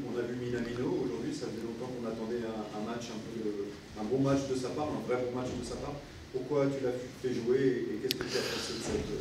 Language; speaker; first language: French; native; French